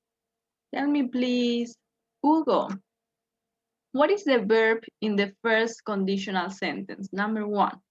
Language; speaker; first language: English; non-native, fluent; Spanish